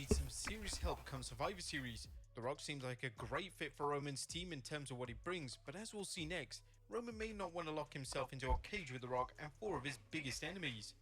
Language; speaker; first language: English; native; English